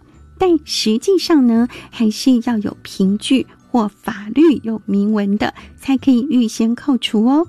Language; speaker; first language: Chinese; native; Chinese